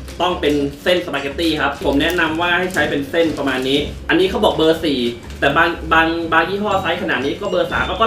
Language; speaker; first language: Thai; native; Thai